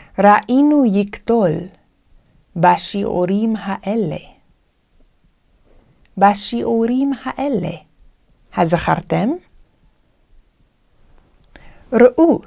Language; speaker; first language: Hebrew; non-native, fluent; English